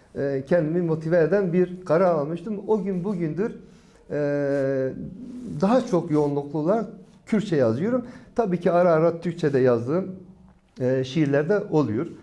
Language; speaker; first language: Turkish; non-native, local second language; Kurdish